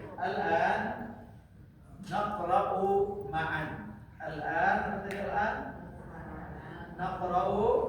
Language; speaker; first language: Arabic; non-native, fluent; Indonesian